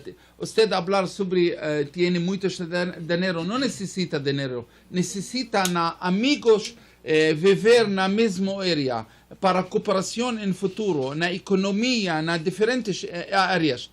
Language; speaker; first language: Spanish; non-native, learner; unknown